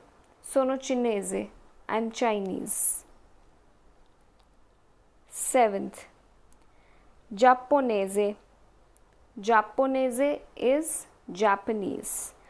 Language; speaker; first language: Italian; non-native, fluent; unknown